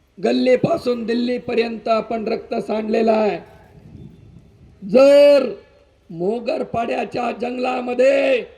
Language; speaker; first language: Marathi; non-native, local second language; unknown